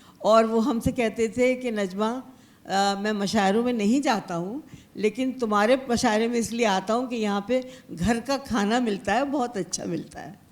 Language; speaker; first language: Urdu; native; Urdu